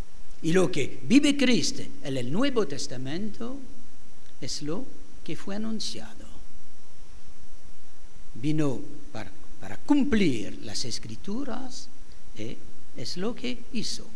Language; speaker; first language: Spanish; non-native, fluent; French